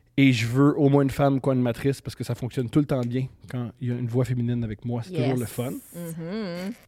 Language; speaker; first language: French; native; French